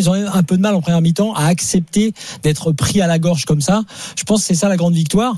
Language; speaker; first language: French; native; French